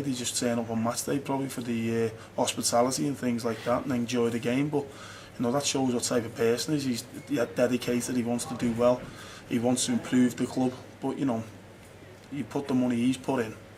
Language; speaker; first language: English; native; English